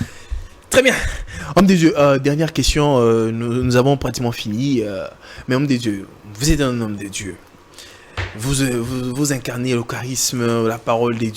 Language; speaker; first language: French; non-native, local second language; Lingala